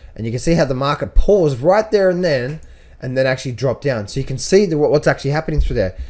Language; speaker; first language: English; native; English